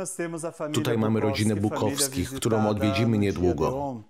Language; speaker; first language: Polish; native; Polish